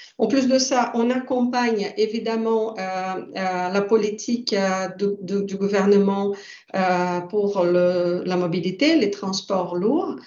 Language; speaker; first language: French; non-native, fluent; Portuguese